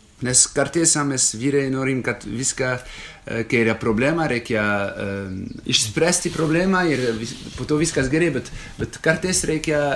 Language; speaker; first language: Lithuanian; non-native, fluent; French